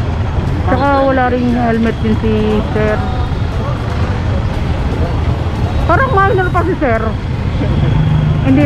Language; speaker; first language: Filipino; native; Filipino